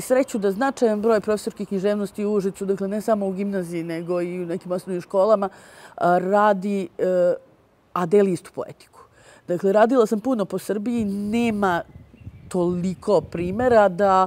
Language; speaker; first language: Serbian; native; Serbian